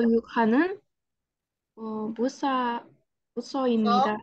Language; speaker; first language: Korean; non-native, learner; Indonesian